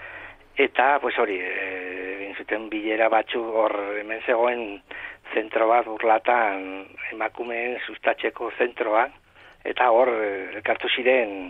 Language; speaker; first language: Basque; non-native, local second language; Spanish